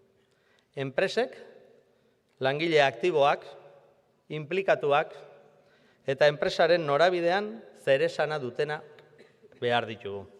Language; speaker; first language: Basque; native; Basque